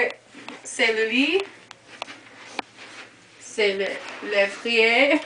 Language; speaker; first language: French; non-native, learner; English